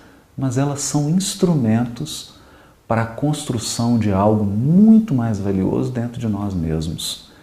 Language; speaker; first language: Portuguese; native; Portuguese